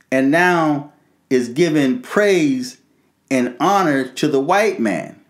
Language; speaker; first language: English; native; English